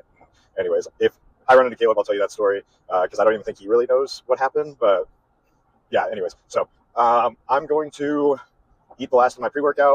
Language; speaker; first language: English; native; English